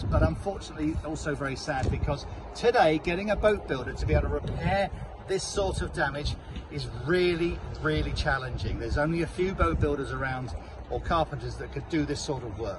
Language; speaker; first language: English; native; English